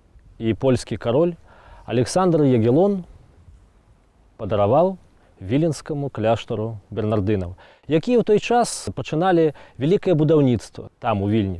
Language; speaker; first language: Belarusian; native; Belarusian